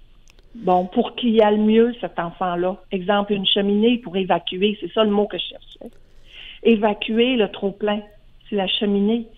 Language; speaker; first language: French; native; French